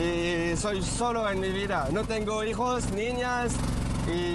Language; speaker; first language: Spanish; non-native, learner; French